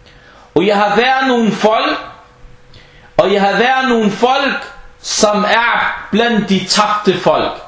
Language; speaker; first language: Danish; early bilingual, other home language; Arabic